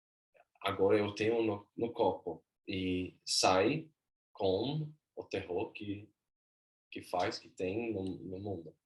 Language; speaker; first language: Portuguese; non-native, learner; Swedish